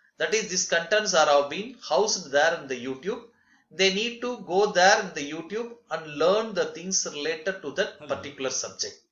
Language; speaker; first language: English; non-native, local second language; Tamil